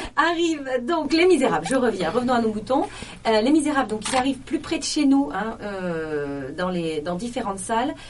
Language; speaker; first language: French; native; French